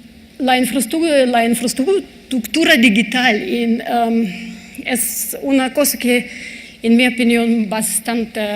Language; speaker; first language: Spanish; non-native, fluent; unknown